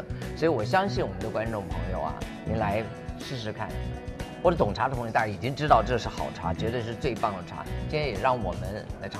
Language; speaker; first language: Chinese; native; Chinese